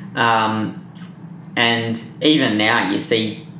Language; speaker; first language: English; native; English